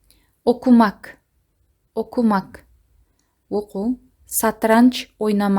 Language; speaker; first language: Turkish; non-native, fluent; Kazakh